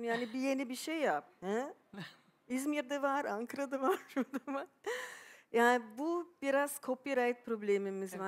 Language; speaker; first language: Turkish; non-native, fluent; German